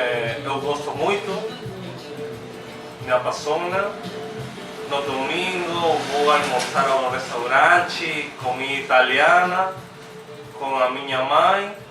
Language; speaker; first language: Portuguese; non-native, learner; Spanish